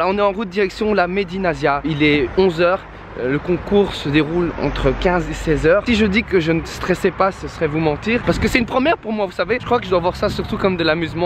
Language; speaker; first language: French; native; French